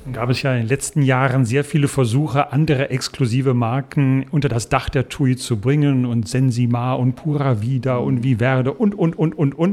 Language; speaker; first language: German; native; German